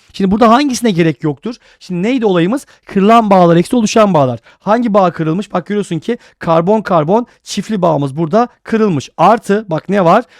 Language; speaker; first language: Turkish; native; Turkish